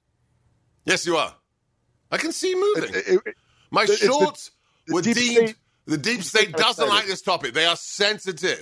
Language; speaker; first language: English; native; English